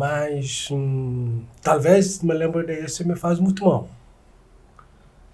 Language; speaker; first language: Portuguese; non-native, learner; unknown